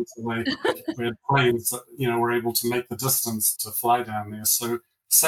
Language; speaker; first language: English; native; English